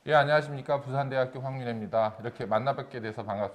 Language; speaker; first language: Korean; native; Korean